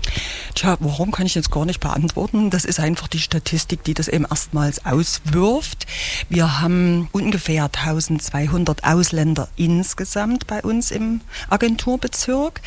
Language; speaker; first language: German; native; German